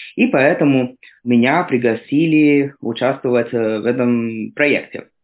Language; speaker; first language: Russian; non-native, fluent; Italian